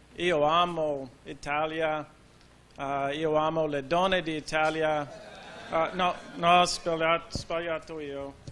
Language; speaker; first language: Italian; non-native, learner; English